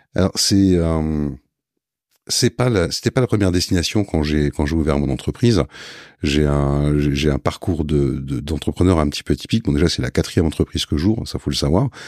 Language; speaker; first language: French; native; French